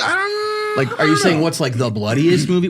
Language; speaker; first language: English; native; English